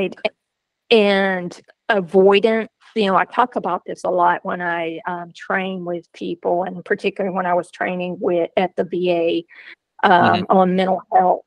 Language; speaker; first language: English; native; English